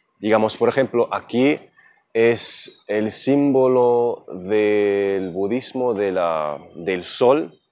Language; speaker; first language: Spanish; non-native, fluent; German